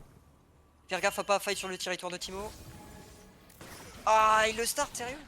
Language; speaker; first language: French; native; French